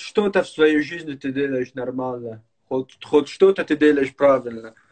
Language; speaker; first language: Russian; native; Russian